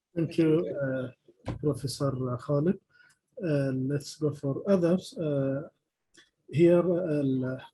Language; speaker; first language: English; non-native, fluent; Arabic